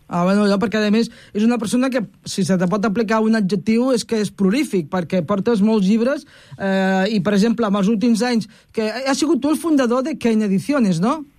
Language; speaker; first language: Catalan; native; Catalan